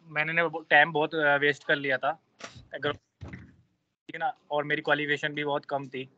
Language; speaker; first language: Hindi; native; Hindi